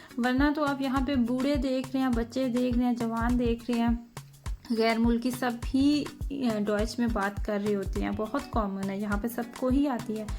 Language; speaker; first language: Urdu; native; Urdu